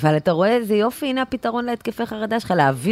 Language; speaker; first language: Hebrew; native; Hebrew